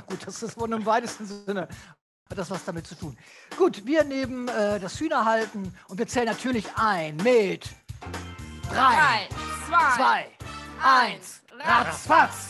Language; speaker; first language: German; native; German